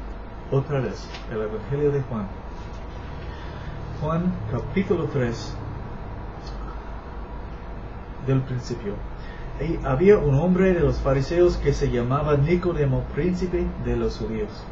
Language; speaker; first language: Spanish; non-native, learner; English